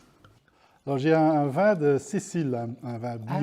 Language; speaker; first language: French; non-native, fluent; Dutch